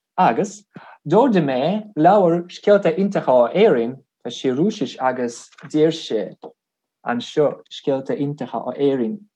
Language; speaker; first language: Irish; non-native, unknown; Russian